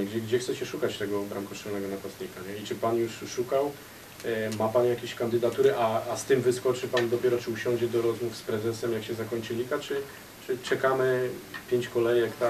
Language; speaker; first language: Polish; native; Polish